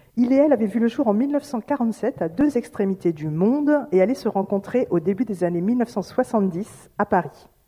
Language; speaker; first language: French; native; French